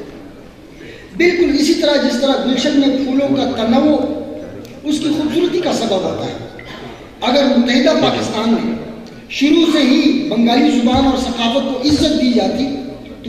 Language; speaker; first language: Urdu; non-native, local second language; Northern Hindko